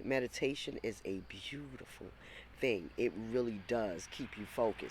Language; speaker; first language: English; native; English